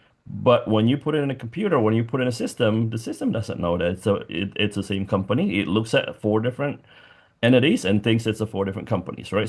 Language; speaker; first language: English; non-native, fluent; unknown